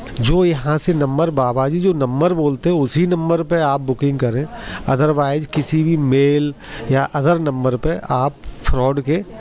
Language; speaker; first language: Hindi; native; Hindi